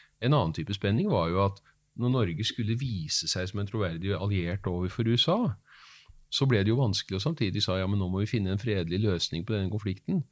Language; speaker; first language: Norwegian; native; Norwegian